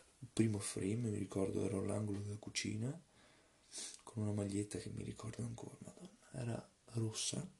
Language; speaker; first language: Italian; early bilingual, other home language; Russian